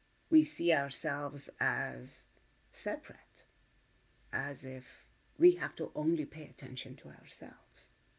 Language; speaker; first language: English; non-native, fluent; Persian